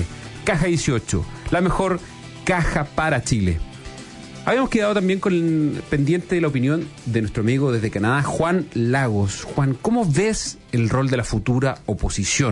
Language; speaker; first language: Spanish; native; Spanish